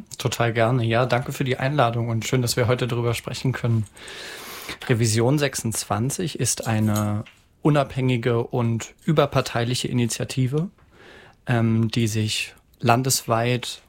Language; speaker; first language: German; native; German